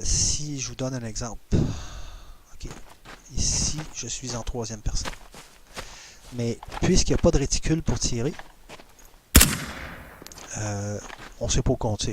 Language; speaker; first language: French; native; French